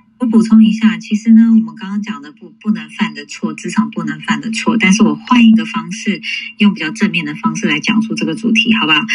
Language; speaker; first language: Chinese; early bilingual, heritage; English